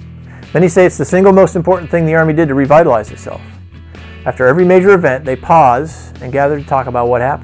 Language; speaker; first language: English; native; English